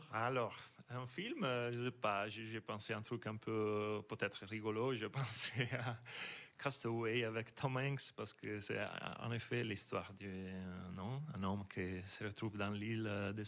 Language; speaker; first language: French; non-native, fluent; Italian